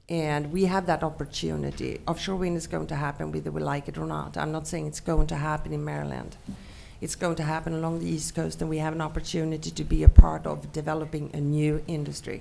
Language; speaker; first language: English; non-native, fluent; Swedish